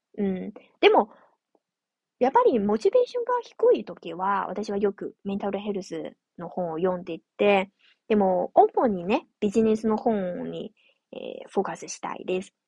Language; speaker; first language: Japanese; non-native, fluent; Chinese